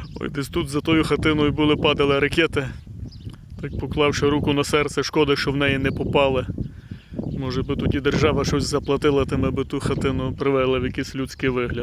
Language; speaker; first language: Ukrainian; native; Ukrainian